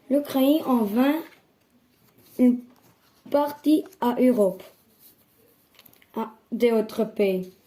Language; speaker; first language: French; non-native, learner; Dutch